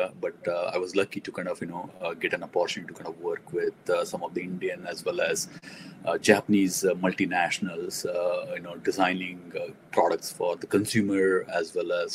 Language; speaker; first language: English; non-native, local second language; Marathi